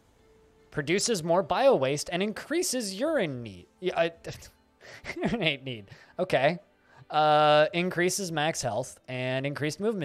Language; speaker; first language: English; native; English